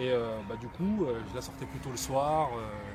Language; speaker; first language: French; native; French